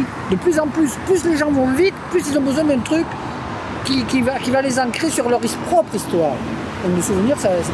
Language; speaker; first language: French; native; French